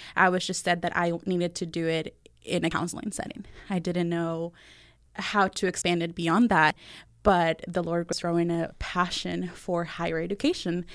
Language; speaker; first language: English; early bilingual, other home language; Spanish